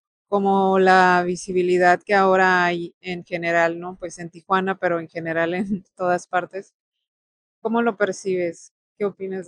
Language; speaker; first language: Spanish; native; Spanish